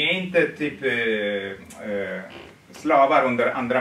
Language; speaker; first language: Swedish; non-native, fluent; Tigrinya